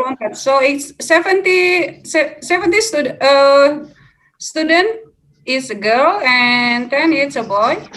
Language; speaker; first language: English; non-native, fluent; Indonesian